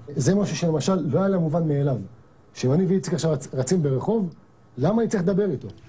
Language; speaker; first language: Hebrew; native; Hebrew